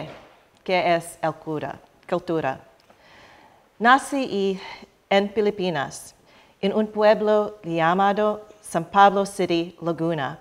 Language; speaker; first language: Spanish; non-native, learner; English